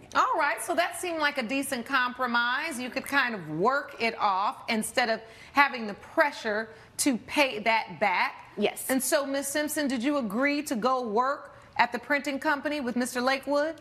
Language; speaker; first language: English; native; English